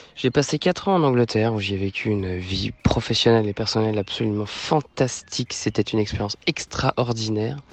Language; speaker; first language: French; native; French